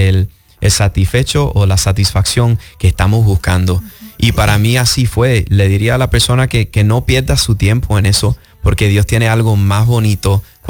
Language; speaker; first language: Spanish; early bilingual, heritage; Spanish